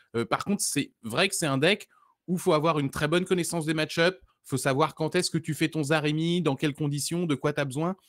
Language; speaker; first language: French; native; French